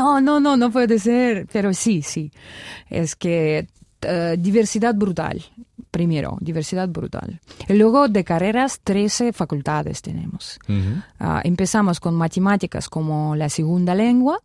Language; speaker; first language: Spanish; non-native, fluent; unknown